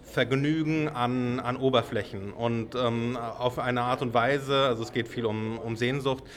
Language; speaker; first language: German; native; German